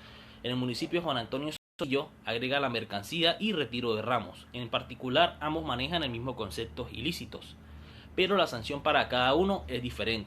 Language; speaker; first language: Spanish; native; Spanish